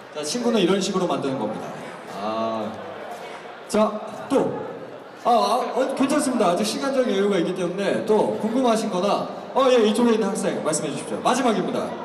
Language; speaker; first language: Korean; native; Korean